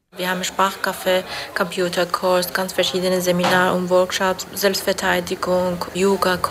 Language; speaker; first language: German; non-native, fluent; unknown